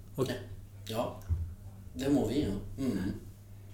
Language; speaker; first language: Norwegian; non-native, fluent; French